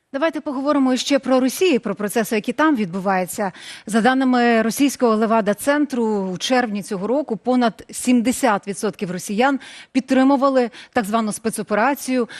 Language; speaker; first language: Ukrainian; native; Ukrainian